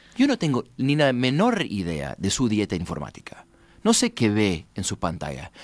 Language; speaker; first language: Spanish; non-native, fluent; English